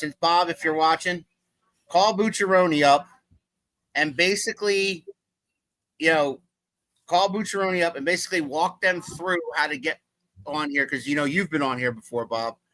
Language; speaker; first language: English; native; English